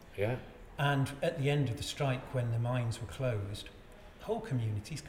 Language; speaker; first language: English; native; English